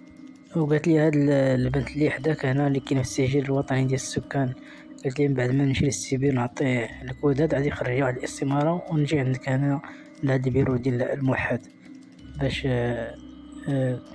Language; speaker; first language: Arabic; native; Arabic